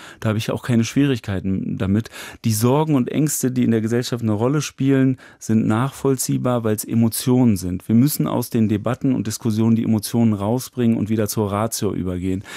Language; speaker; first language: German; native; German